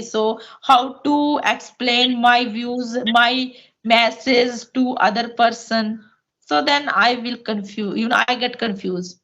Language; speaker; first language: English; non-native, local second language; Hindi